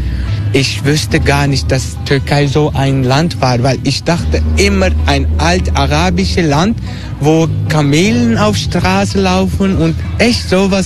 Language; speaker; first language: German; non-native, learner; Turkish